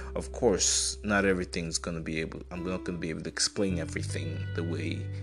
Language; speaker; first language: English; non-native, local second language; Igbo